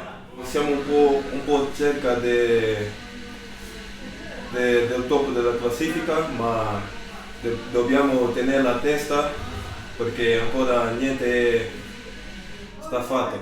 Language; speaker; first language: Italian; non-native, learner; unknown